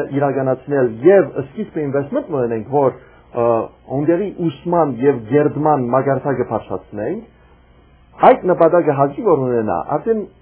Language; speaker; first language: Armenian; early bilingual, heritage; Armenian